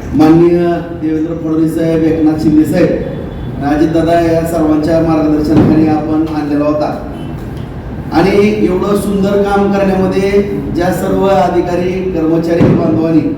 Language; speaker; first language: Marathi; native; Marathi